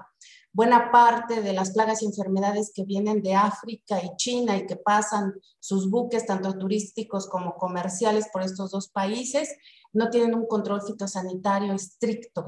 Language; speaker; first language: Spanish; native; Spanish